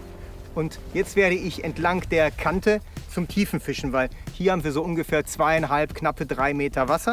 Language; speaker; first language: German; native; German